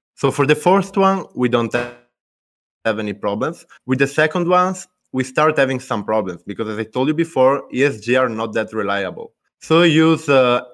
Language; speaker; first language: English; non-native, fluent; Italian